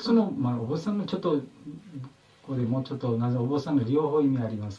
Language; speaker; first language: Japanese; non-native, learner; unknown